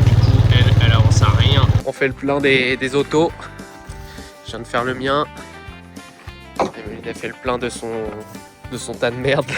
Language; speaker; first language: French; native; French